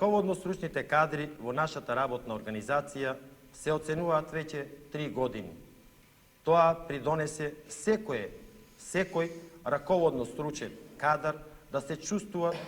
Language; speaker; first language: Macedonian; native; Macedonian